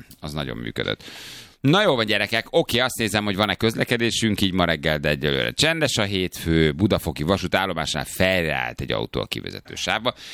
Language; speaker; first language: Hungarian; native; Hungarian